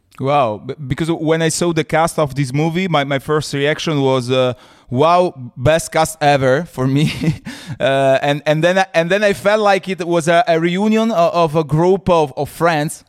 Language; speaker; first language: English; non-native, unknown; Italian